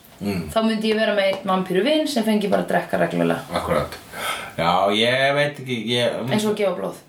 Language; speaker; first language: Icelandic; non-native, fluent; Italian